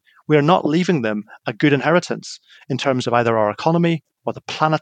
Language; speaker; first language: English; native; English